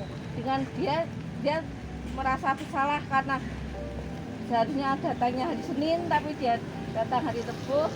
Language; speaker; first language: Indonesian; non-native, local second language; Javanese